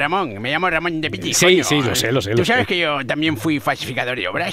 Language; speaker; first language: Spanish; native; Spanish